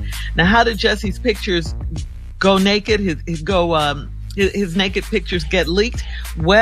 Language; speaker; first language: English; native; English